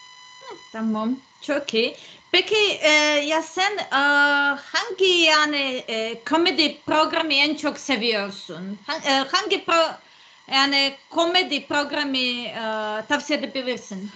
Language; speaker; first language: Turkish; non-native, learner; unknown